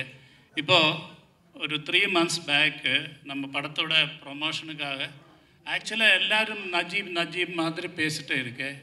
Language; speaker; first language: Tamil; non-native, learner; Malayalam